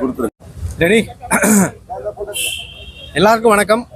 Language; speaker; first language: Tamil; native; Tamil